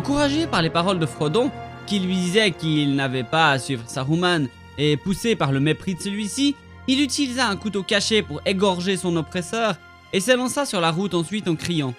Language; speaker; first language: French; native; French